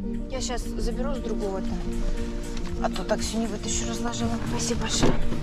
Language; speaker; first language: Russian; native; Russian